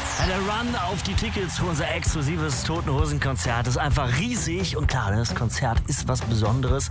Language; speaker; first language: German; native; German